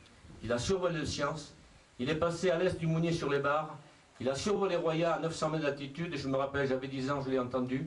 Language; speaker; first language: French; native; French